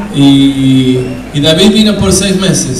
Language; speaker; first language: Spanish; non-native, fluent; English